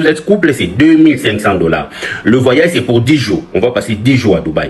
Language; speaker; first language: French; non-native, local second language; Lingala